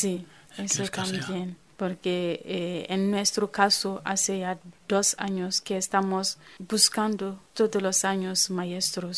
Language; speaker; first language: Spanish; non-native, fluent; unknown